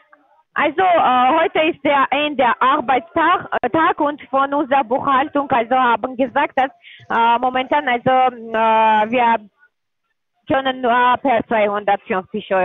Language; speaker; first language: German; non-native, learner; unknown